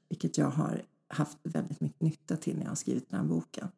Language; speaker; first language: Swedish; early bilingual, other home language; Polish